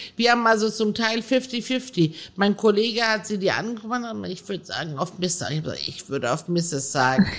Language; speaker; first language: German; early bilingual, other home language; Persian